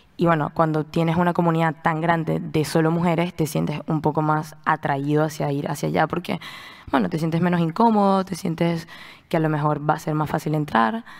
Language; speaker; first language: Spanish; native; Spanish